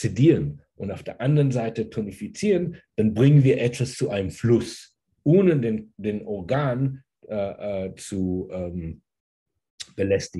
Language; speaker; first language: German; early bilingual, heritage; German